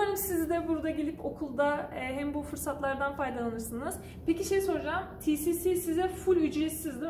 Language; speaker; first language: Turkish; native; Turkish